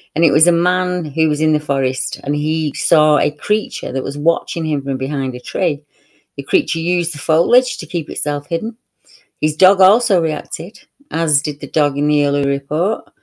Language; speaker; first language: English; native; English